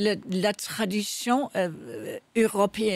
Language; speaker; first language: French; non-native, fluent; Danish